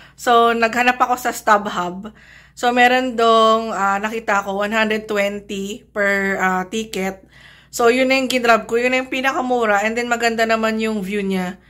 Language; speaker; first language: Filipino; non-native, local second language; Cebuano